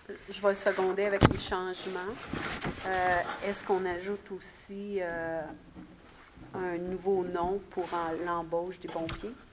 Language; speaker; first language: French; native; French